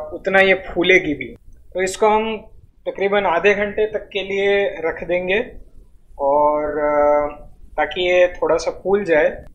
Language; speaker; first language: Hindi; non-native, local second language; Marathi